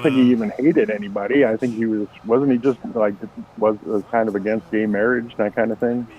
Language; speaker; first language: English; native; English